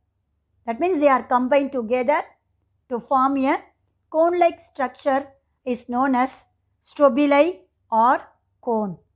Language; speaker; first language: English; non-native, local second language; Tamil